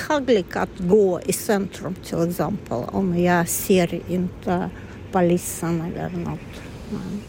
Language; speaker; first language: Swedish; non-native, learner; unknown